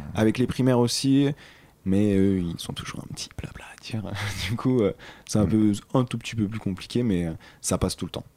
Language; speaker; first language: French; native; French